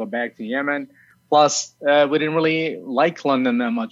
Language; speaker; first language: English; early bilingual, other home language; Arabic